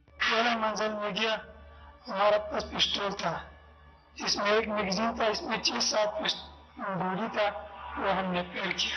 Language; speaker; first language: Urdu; non-native, local second language; Pashto